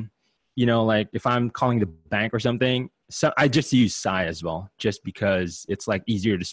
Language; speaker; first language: English; non-native, local second language; Filipino